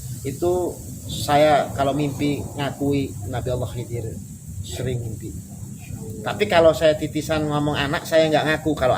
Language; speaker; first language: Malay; non-native, local second language; Javanese